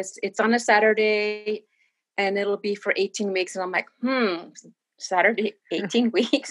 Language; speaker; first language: English; native; English